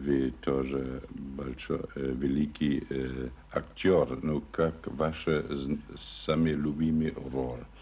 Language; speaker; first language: Russian; non-native, learner; German